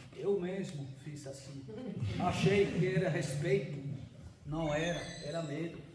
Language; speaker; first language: Portuguese; non-native, fluent; German